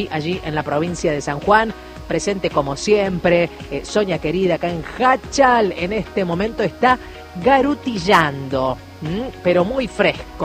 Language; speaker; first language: Spanish; native; Spanish